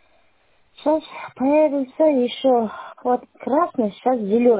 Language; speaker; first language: Russian; non-native, learner; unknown